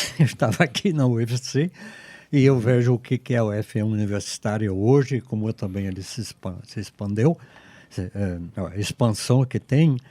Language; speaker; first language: Portuguese; non-native, fluent; French